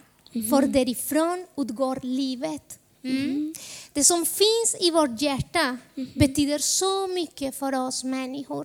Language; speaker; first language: Swedish; non-native, fluent; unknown